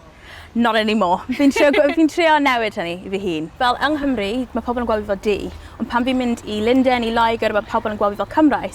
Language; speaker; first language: Welsh; non-native, local second language; English